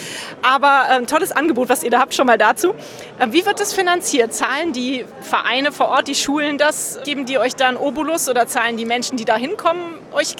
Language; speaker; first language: German; native; German